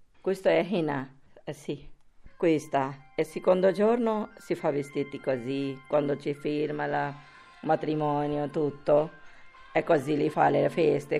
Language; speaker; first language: Italian; non-native, learner; Urdu